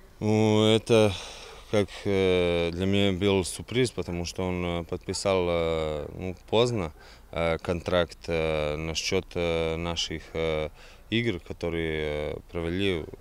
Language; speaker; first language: Russian; non-native, fluent; Serbian